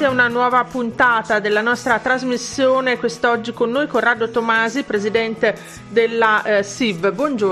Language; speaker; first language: Italian; native; Italian